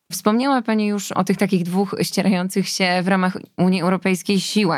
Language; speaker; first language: Polish; native; Polish